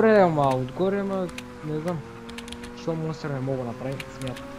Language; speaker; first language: Bulgarian; native; Bulgarian